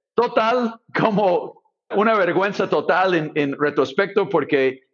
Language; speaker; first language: Spanish; non-native, fluent; English